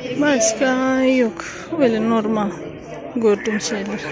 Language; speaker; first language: Turkish; non-native, learner; Indonesian